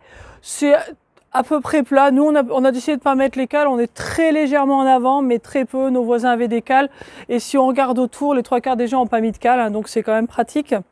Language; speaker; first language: French; native; French